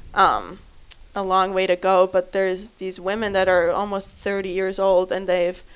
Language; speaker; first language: English; non-native, fluent; German